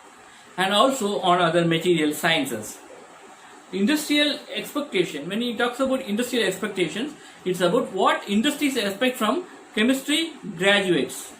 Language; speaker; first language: English; non-native, local second language; Tamil